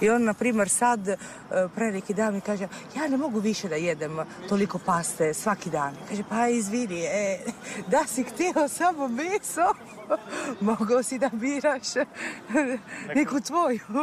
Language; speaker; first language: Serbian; non-native, fluent; Italian